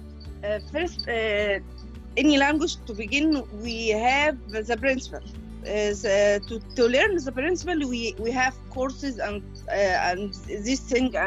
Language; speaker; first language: English; non-native, learner; Arabic